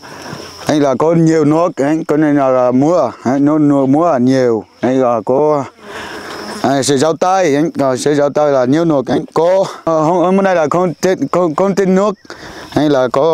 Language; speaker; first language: Vietnamese; non-native, learner; Portuguese